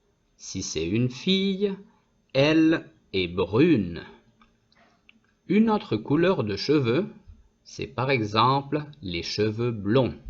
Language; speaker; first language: French; non-native, fluent; Spanish